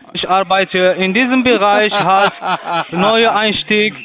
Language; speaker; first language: German; non-native, learner; Arabic